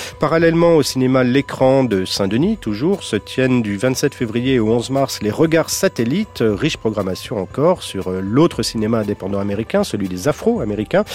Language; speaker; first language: French; native; French